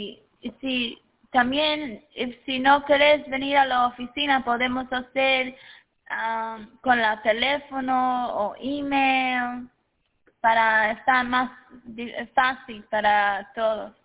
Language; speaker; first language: Spanish; early bilingual, heritage; Spanish